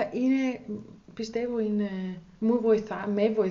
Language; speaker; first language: Greek; non-native, learner; German